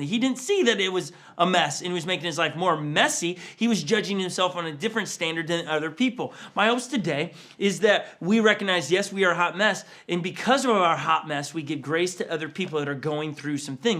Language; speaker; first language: English; native; English